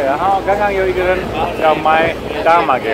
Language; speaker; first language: Chinese; non-native, learner; German